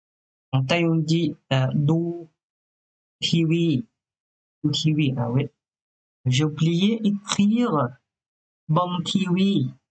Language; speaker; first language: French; non-native, fluent; Thai